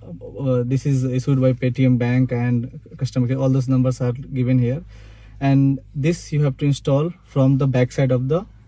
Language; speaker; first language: English; non-native, local second language; Hindi